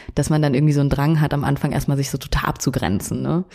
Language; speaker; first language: German; native; German